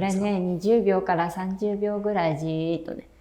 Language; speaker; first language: Japanese; native; Japanese